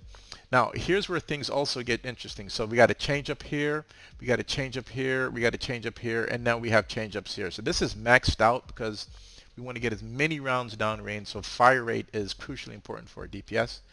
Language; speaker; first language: English; native; English